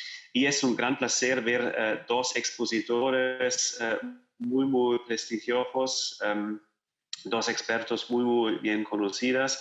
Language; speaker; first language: Spanish; non-native, learner; German